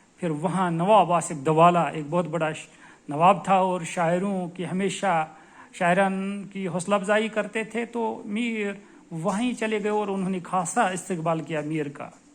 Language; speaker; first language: Urdu; non-native, local second language; Kashmiri